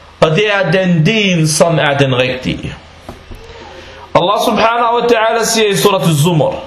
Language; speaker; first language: Danish; non-native, fluent; Arabic